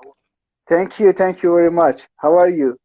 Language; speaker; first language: English; non-native, learner; Persian